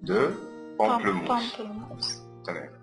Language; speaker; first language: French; non-native, fluent; Arabic